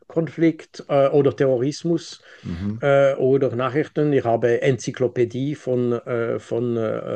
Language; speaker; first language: German; non-native, local second language; French